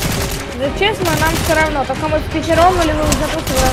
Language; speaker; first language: Russian; native; Russian